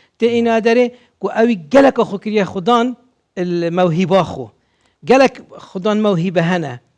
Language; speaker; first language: Kurdish; native; Kurdish